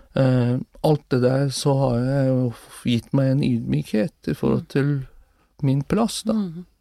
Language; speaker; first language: Norwegian; non-native, fluent; Persian